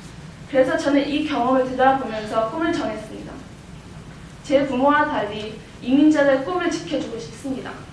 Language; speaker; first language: Korean; early bilingual, heritage; Korean